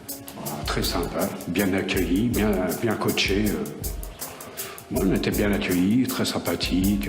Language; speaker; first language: French; native; French